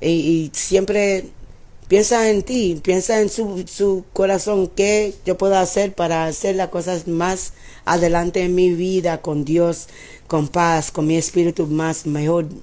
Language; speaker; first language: Spanish; early bilingual, heritage; English